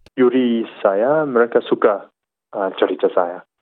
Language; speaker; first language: Indonesian; non-native, learner; English